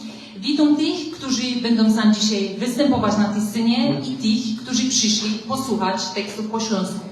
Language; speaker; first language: Polish; native; Polish